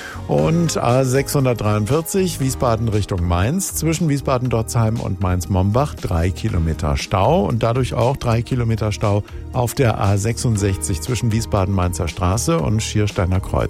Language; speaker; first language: German; native; German